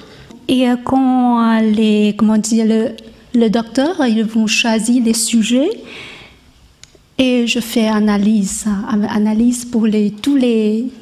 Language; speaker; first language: French; non-native, learner; Chinese